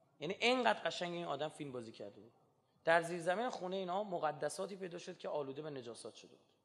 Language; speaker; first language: Persian; native; Persian